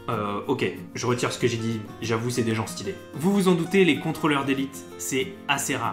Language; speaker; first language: French; native; French